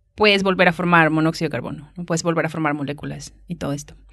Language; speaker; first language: Spanish; native; Spanish